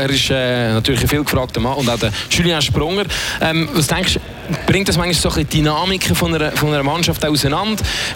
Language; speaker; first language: German; native; German